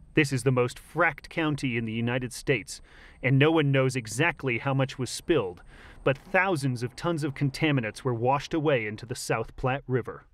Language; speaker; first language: English; native; English